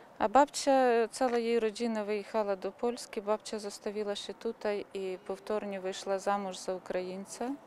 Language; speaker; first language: Polish; early bilingual, heritage; Polish